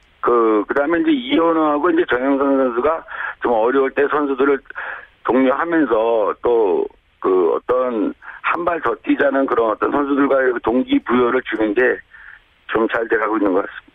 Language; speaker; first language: Korean; native; Korean